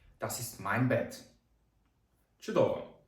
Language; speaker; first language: German; non-native, fluent; Ukrainian